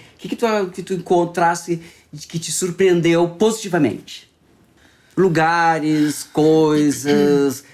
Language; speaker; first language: Portuguese; native; Portuguese